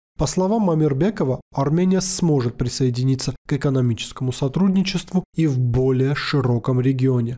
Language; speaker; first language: Russian; non-native, local second language; Armenian